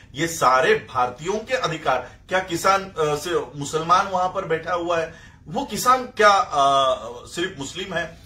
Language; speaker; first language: Hindi; non-native, local second language; Marathi